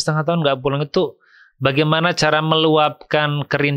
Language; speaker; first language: Indonesian; native; Indonesian